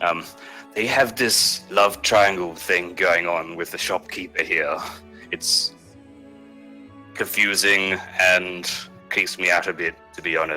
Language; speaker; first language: English; native; English